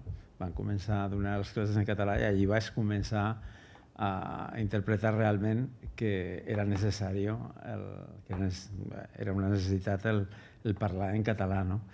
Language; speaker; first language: Catalan; non-native, local second language; Spanish